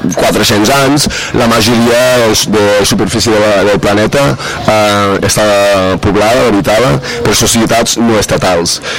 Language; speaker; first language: Catalan; non-native, fluent; English